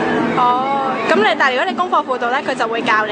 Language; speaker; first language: Cantonese; native; Cantonese